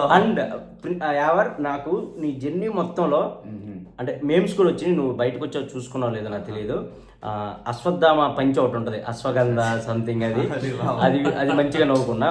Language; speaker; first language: Telugu; native; Telugu